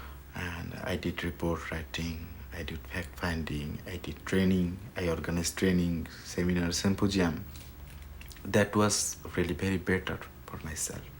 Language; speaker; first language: English; non-native, learner; Bangla